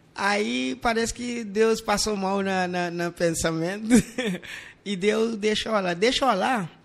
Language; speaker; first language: Portuguese; non-native, learner; English